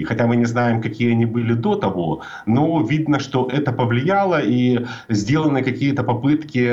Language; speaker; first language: Russian; native; Russian